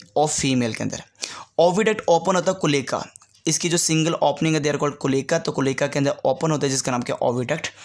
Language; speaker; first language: Hindi; native; Hindi